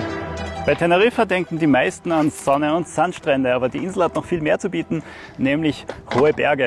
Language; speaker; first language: German; native; German